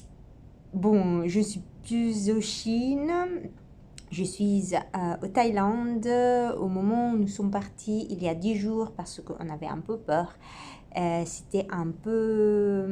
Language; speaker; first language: French; non-native, fluent; Italian